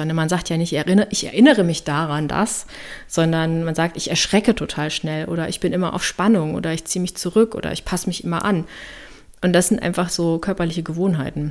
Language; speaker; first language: German; native; German